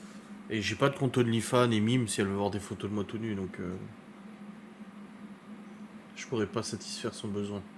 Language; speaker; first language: French; native; French